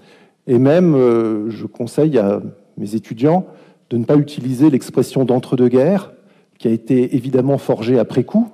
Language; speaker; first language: French; native; French